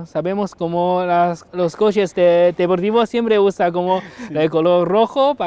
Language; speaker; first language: Spanish; non-native, learner; Chinese